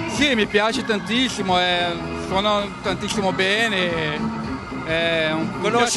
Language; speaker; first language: Italian; non-native, learner; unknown